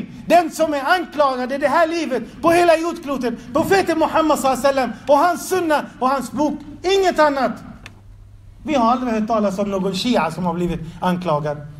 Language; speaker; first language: Swedish; non-native, fluent; Arabic